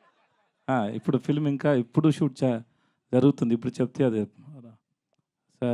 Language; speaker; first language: Telugu; non-native, learner; Tamil